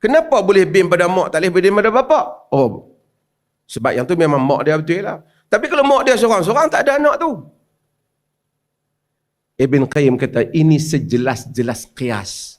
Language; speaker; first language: Malay; native; Malay